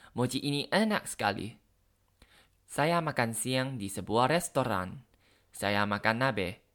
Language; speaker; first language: Indonesian; non-native, learner; Thai